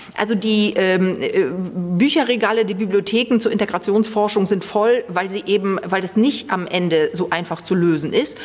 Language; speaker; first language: German; early bilingual, other home language; Polish